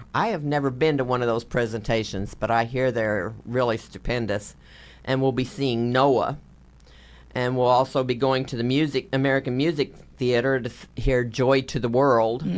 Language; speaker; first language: English; native; English